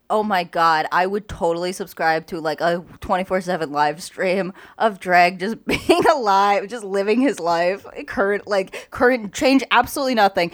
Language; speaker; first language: English; native; English